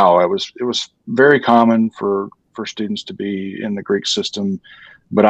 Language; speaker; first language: English; native; English